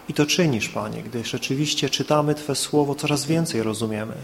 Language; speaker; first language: Polish; native; Polish